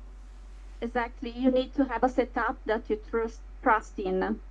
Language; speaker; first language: English; non-native, fluent; Italian